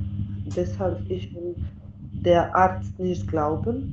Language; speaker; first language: German; non-native, learner; Macedonian